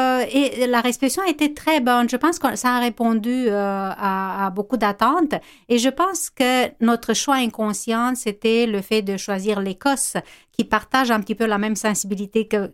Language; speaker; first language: French; non-native, fluent; Romanian